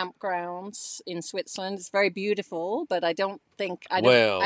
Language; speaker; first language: English; native; English